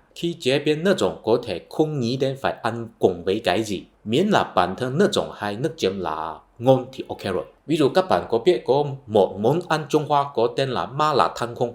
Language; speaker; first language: Vietnamese; non-native, fluent; Chinese